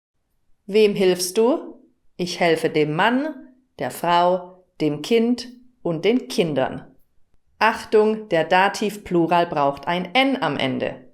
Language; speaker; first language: German; native; German